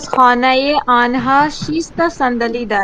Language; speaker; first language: Persian; non-native, learner; Urdu